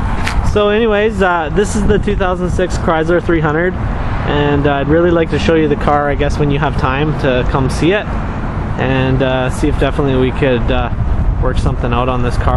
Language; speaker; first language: English; native; English